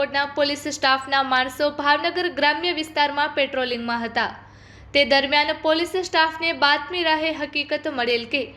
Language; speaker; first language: Gujarati; native; Gujarati